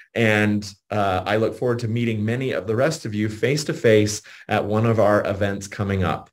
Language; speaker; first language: English; native; English